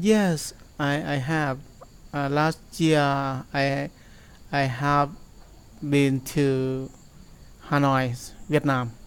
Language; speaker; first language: English; non-native, learner; Thai